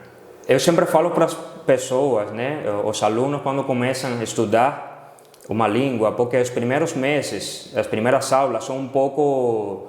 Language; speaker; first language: Portuguese; non-native, fluent; Spanish